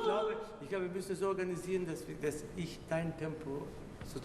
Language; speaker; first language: German; non-native, fluent; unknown